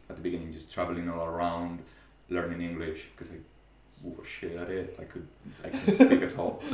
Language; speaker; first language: English; non-native, fluent; Spanish